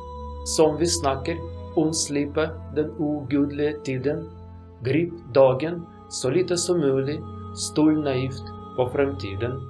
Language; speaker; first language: Norwegian; non-native, learner; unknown